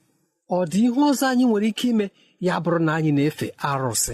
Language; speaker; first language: Igbo; native; Igbo